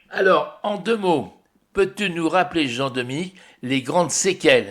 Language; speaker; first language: French; native; French